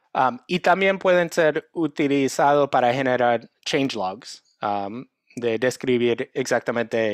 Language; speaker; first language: Spanish; non-native, fluent; English